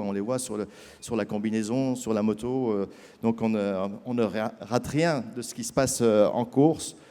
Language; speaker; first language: French; native; French